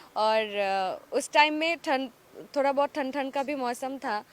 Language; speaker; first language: Hindi; non-native, local second language; Assamese